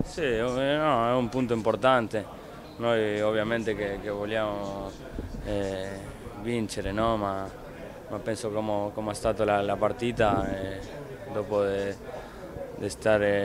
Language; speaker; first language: Italian; non-native, fluent; Spanish